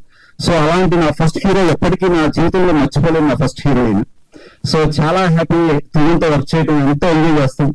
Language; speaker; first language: Telugu; native; Telugu